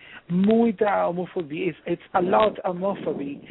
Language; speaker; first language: English; non-native, learner; Portuguese